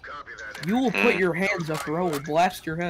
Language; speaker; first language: English; native; English